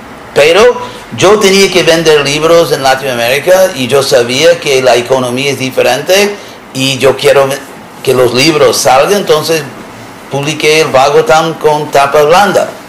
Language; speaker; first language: Spanish; non-native, fluent; English